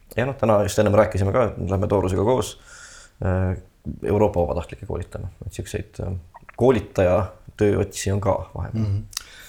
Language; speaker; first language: Estonian; native; Estonian